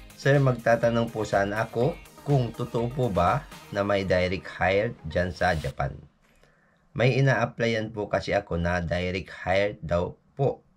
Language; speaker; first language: Filipino; native; Filipino